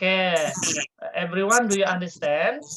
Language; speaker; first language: English; non-native, fluent; Indonesian